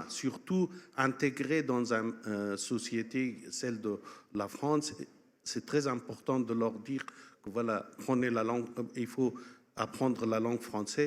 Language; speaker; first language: French; non-native, fluent; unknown